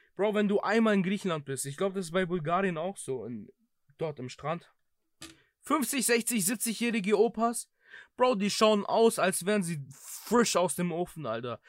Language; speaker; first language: German; early bilingual, other home language; Greek